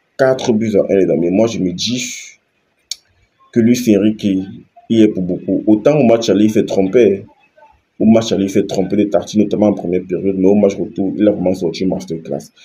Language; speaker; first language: French; native; French